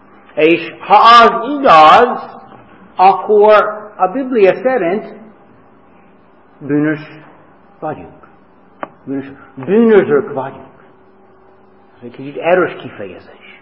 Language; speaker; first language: Hungarian; non-native, fluent; English